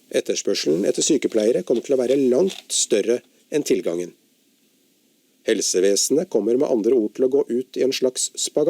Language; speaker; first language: Norwegian; native; Norwegian